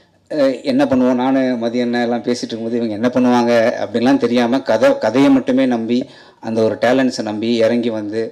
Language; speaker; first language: Tamil; native; Tamil